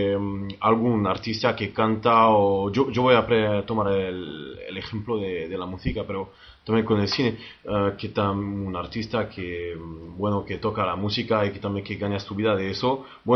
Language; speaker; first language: Spanish; early bilingual, heritage; French